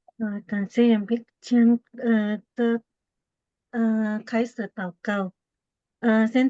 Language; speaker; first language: Chinese; non-native, learner; Indonesian